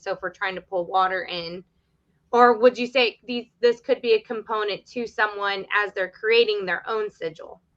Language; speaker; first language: English; native; English